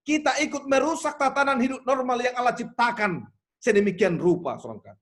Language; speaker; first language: Indonesian; native; Indonesian